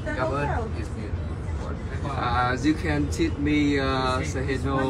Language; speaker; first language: English; non-native, learner; Vietnamese